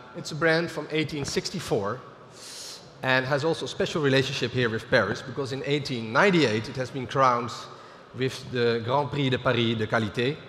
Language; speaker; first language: English; non-native, fluent; Dutch